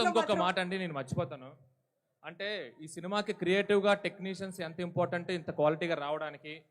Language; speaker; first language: Telugu; native; Telugu